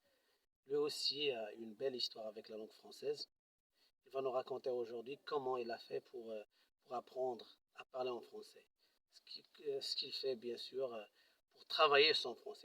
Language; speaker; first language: French; non-native, local second language; Arabic